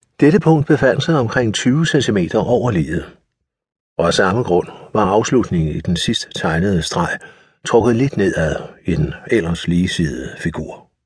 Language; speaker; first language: Danish; native; Danish